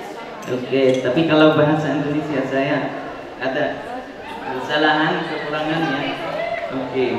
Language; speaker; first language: Indonesian; non-native, fluent; Arabic